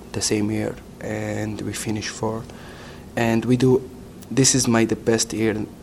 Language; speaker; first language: English; non-native, learner; Arabic